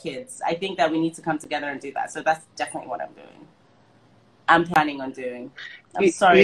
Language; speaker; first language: English; non-native, local second language; Igbo